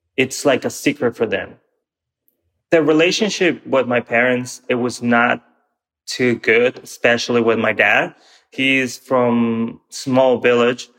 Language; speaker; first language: English; non-native, fluent; Spanish